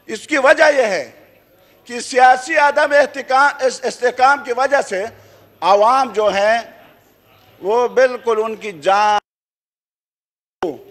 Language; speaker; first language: Urdu; non-native, local second language; Khowar